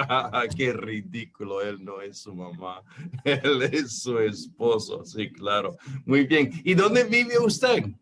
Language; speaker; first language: Spanish; non-native, fluent; English